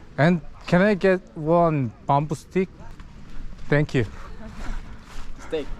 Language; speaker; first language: English; non-native, learner; Korean